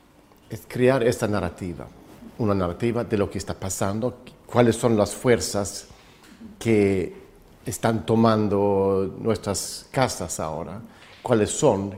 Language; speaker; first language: Spanish; non-native, fluent; Swedish